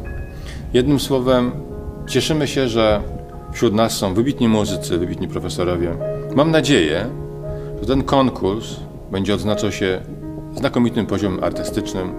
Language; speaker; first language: Polish; native; Polish